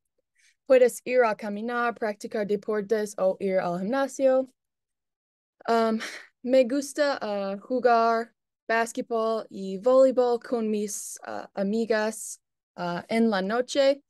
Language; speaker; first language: Spanish; non-native, learner; English